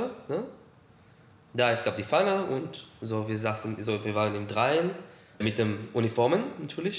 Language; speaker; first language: German; non-native, fluent; Hebrew